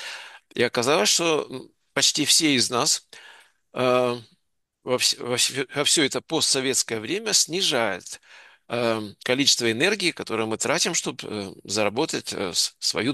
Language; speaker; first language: Russian; native; Russian